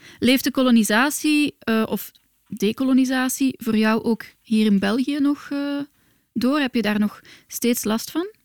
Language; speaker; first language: Dutch; native; Dutch